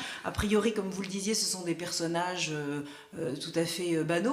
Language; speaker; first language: French; native; French